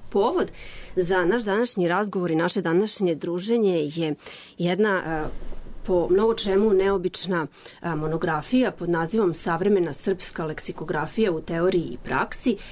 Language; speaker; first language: Serbian; native; Serbian